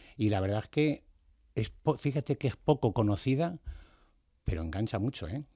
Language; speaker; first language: Spanish; native; Spanish